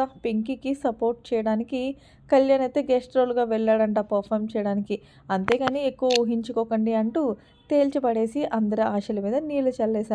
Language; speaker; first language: Telugu; native; Telugu